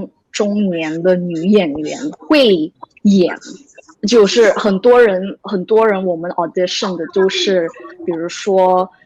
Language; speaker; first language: Chinese; early bilingual, heritage; English